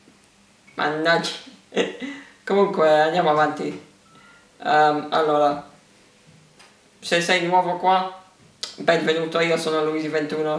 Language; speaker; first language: Italian; early bilingual, heritage; English